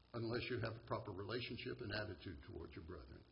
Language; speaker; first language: English; native; English